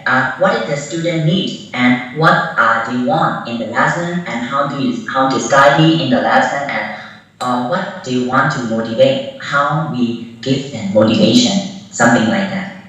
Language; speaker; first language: English; non-native, learner; Burmese